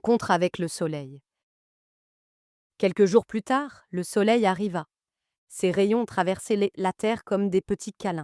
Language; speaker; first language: French; native; French